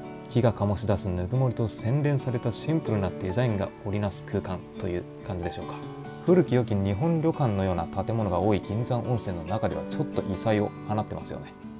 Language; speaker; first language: Japanese; native; Japanese